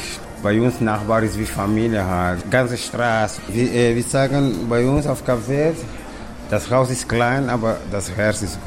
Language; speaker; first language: German; non-native, learner; Kabuverdianu